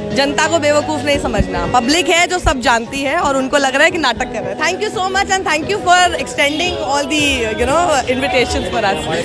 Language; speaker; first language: Hindi; native; Hindi